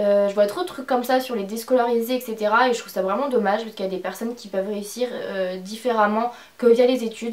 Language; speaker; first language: French; native; French